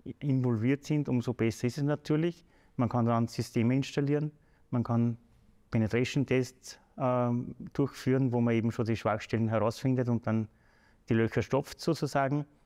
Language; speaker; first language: German; native; German